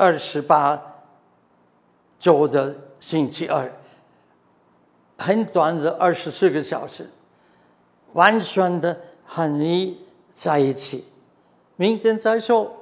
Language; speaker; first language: Chinese; non-native, fluent; German